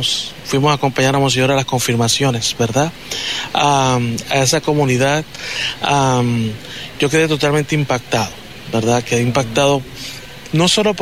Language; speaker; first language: Spanish; native; Spanish